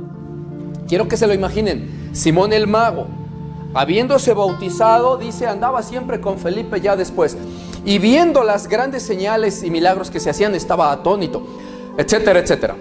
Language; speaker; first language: Spanish; native; Spanish